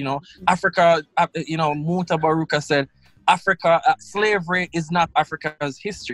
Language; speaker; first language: English; non-native, local second language; Krio